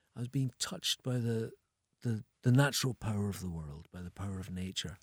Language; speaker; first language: English; native; English